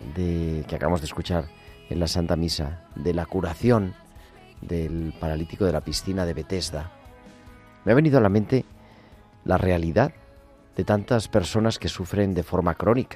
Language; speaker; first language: Spanish; native; Spanish